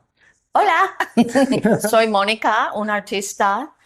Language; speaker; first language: Spanish; non-native, learner; English